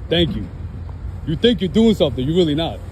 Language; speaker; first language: English; native; English